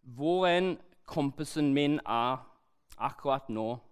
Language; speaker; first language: Norwegian; non-native, learner; English